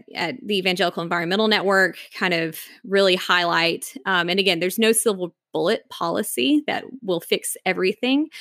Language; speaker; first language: English; native; English